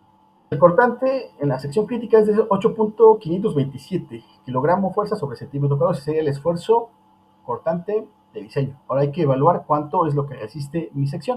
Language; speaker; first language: Spanish; native; Spanish